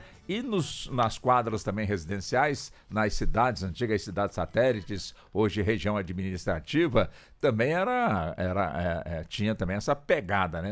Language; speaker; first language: Portuguese; native; Portuguese